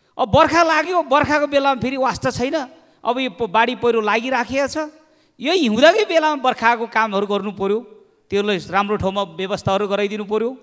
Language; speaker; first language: Nepali; non-native, local second language; Eastern Tamang